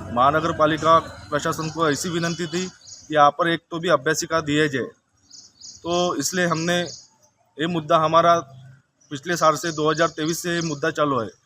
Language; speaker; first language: Hindi; non-native, local second language; Marathi